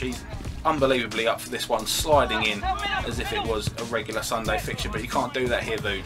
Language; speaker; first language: English; native; English